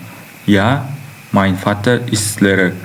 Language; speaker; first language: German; non-native, learner; Uzbek